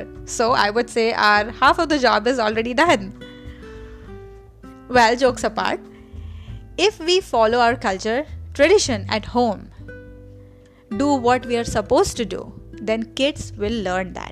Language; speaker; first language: English; non-native, local second language; Marathi